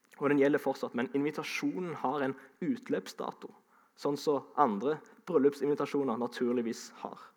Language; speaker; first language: Norwegian; native; Norwegian